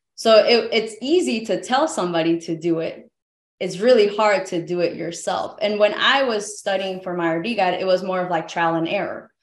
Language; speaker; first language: English; early bilingual, other home language; Spanish